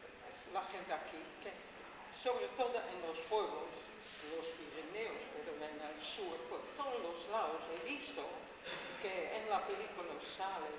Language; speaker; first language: Spanish; non-native, fluent; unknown